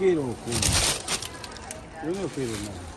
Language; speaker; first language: Spanish; non-native, learner; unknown